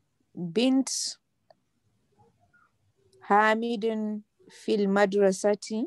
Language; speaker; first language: Arabic; non-native, learner; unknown